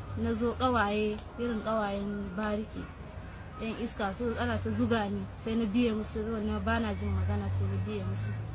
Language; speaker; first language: Hausa; native; Hausa